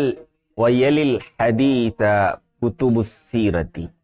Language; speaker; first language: Arabic; non-native, fluent; Urdu